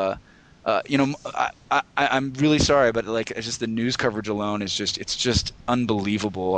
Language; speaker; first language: English; native; English